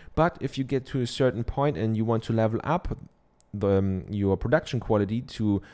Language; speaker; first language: English; non-native, fluent; German